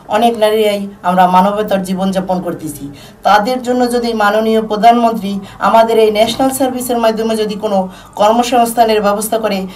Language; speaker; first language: Bangla; non-native, local second language; Marma